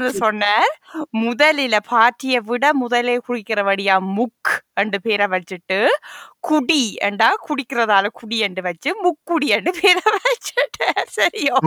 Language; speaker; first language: Tamil; native; Tamil